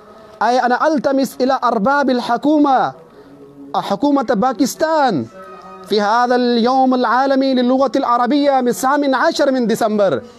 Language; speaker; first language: Arabic; non-native, fluent; Urdu